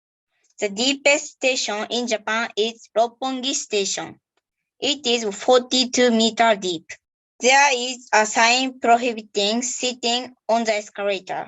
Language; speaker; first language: English; non-native, learner; Japanese